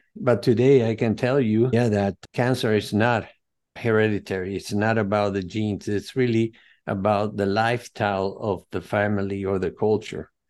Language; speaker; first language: English; non-native, fluent; Spanish